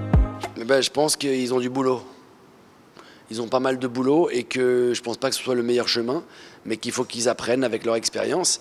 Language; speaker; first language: French; early bilingual, other home language; Arabic